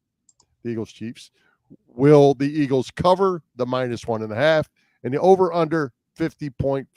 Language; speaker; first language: English; native; English